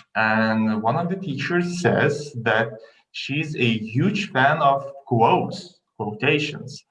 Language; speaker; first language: English; non-native, fluent; Lithuanian